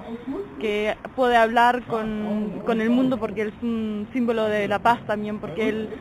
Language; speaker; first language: Spanish; non-native, fluent; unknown